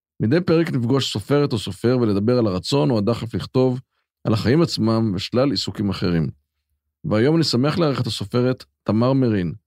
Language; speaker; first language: Hebrew; native; Hebrew